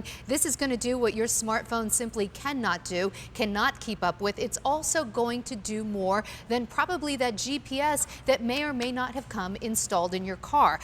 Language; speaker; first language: English; native; English